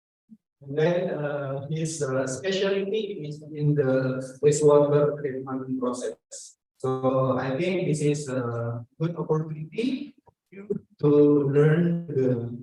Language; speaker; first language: English; non-native, learner; Indonesian